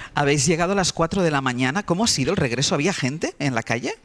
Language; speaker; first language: Spanish; native; Spanish